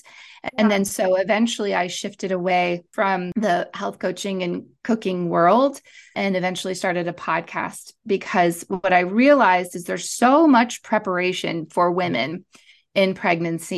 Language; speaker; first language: English; native; English